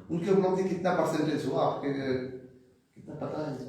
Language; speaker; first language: Hindi; non-native, local second language; Bangla